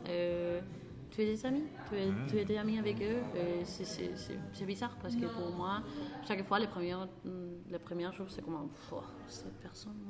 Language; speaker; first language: French; non-native, learner; Spanish